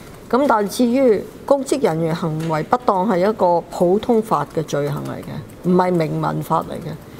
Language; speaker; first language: Cantonese; native; Cantonese